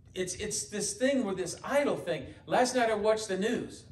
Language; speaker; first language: English; native; English